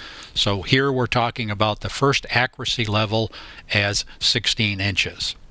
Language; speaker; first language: English; native; English